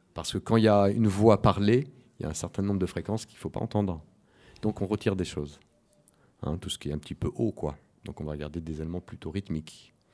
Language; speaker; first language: French; native; French